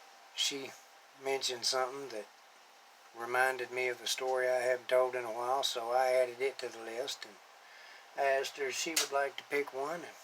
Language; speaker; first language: English; native; English